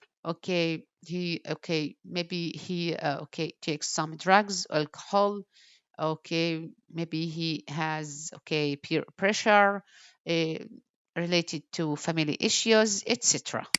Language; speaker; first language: English; non-native, fluent; Arabic